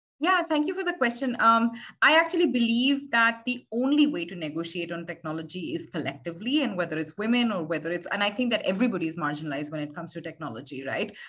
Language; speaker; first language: English; non-native, local second language; Hindi